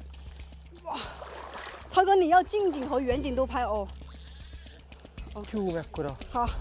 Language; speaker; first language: Chinese; native; Chinese